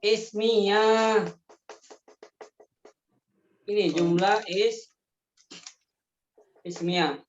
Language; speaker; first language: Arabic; non-native, fluent; Indonesian